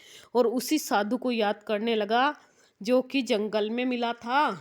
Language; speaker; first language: Hindi; native; Hindi